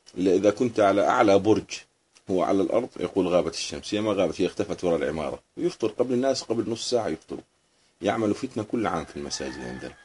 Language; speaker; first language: Arabic; native; Arabic